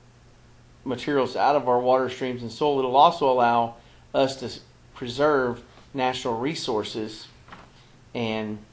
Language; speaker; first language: English; native; English